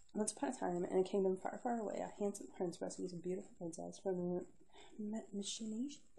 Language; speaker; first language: English; native; English